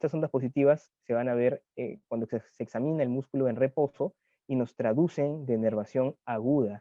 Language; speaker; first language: Spanish; native; Spanish